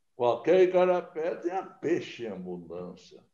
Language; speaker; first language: Portuguese; native; Portuguese